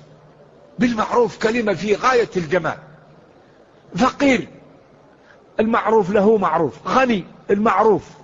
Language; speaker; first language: Arabic; native; Arabic